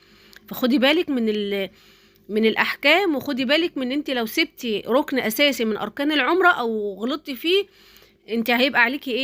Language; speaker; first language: Arabic; native; Arabic